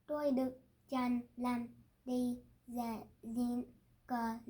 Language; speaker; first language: Vietnamese; non-native, learner; English